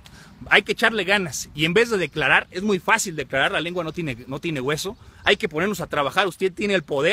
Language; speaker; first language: Spanish; native; Spanish